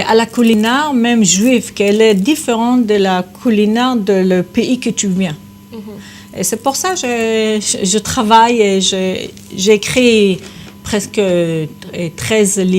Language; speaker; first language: French; non-native, fluent; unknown